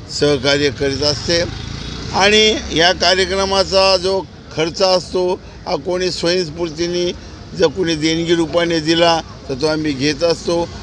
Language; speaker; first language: Marathi; native; Marathi